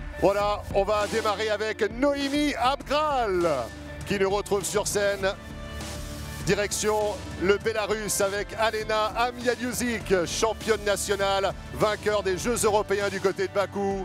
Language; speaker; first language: French; native; French